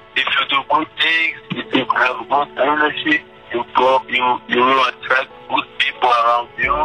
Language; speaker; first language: English; non-native, fluent; Portuguese